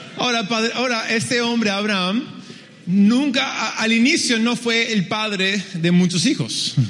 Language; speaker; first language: Spanish; early bilingual, other home language; English